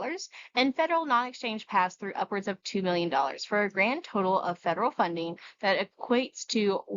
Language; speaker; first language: English; native; English